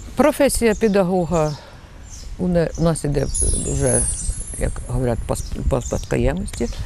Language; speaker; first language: Ukrainian; native; Ukrainian